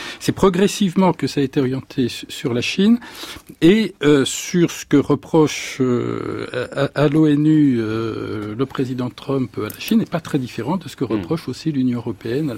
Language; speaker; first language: French; native; French